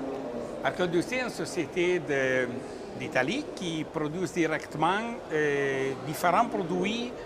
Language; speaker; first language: French; non-native, learner; Italian